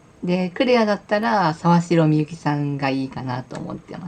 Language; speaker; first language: Japanese; native; Japanese